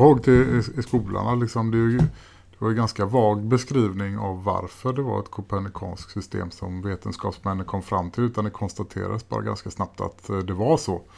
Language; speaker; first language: Swedish; native; Swedish